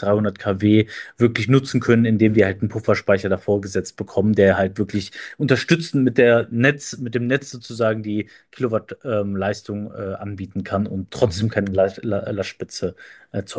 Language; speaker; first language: German; native; German